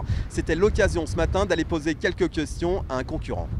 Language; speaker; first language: French; native; French